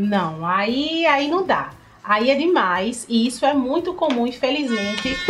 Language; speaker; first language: Portuguese; native; Portuguese